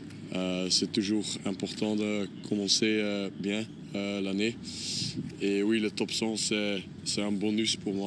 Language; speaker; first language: French; non-native, local second language; Dutch